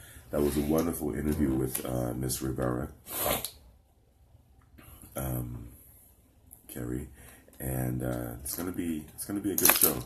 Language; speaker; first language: English; native; English